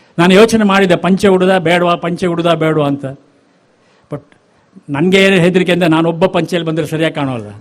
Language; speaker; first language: Kannada; native; Kannada